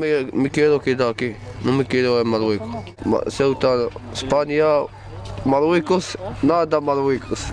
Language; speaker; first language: Spanish; non-native, learner; Arabic